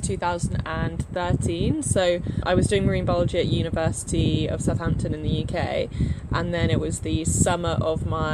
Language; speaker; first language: English; native; English